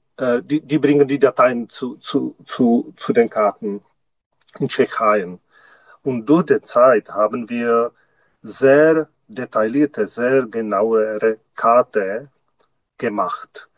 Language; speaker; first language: German; non-native, learner; Czech